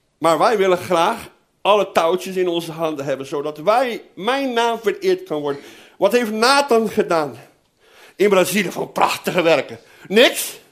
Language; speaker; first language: Dutch; non-native, fluent; Portuguese